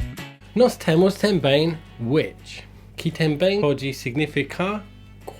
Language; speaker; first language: Portuguese; non-native, fluent; English